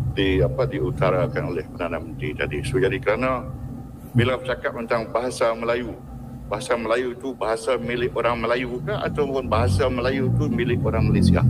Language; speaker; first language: Malay; non-native, local second language; Iban